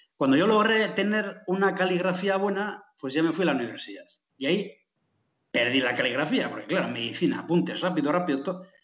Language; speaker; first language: Spanish; native; Spanish